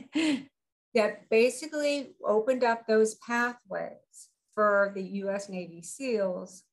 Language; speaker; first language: English; native; English